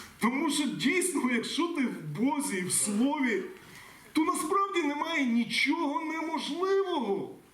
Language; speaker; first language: Ukrainian; non-native, local second language; Russian